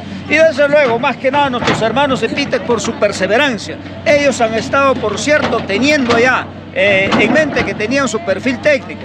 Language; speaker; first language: Spanish; native; Spanish